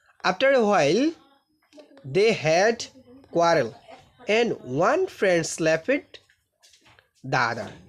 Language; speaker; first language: English; non-native, local second language; Bangla